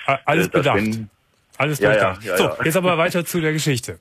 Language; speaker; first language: German; native; German